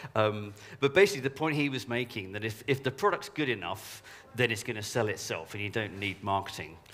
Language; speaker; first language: English; native; English